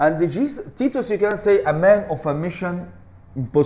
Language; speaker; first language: English; non-native, fluent; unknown